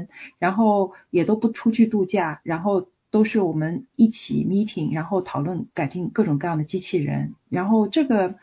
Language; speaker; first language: Chinese; native; Chinese